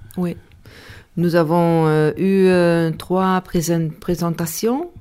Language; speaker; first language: French; non-native, learner; Spanish